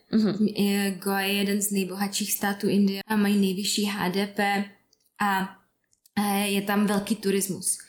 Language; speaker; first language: Czech; native; Czech